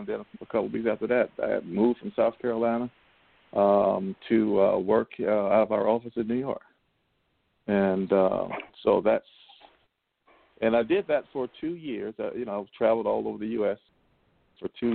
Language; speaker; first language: English; native; English